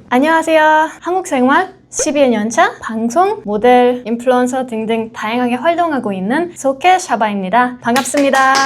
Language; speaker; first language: Korean; non-native, fluent; Hungarian